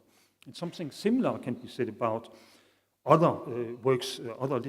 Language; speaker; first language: English; non-native, fluent; Danish